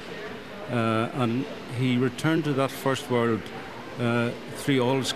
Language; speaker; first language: English; native; English